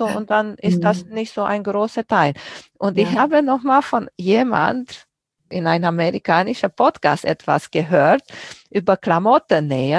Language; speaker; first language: German; non-native, fluent; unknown